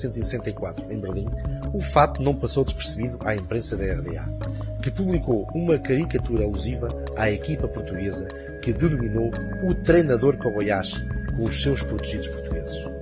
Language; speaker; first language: Portuguese; native; Portuguese